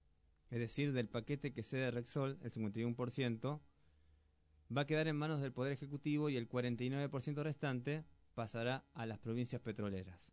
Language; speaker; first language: Spanish; native; Spanish